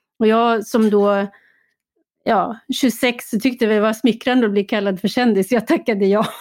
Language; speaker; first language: Swedish; native; Swedish